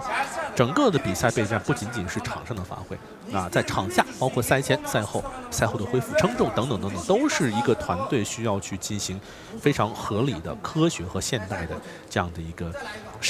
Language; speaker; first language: Chinese; native; Chinese